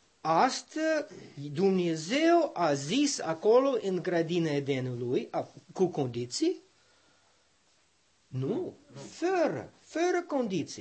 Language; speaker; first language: Romanian; non-native, learner; English